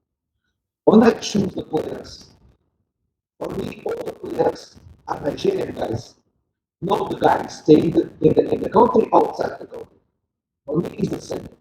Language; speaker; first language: English; non-native, learner; Portuguese